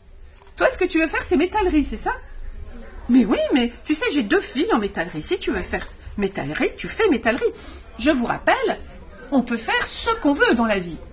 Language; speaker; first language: French; native; French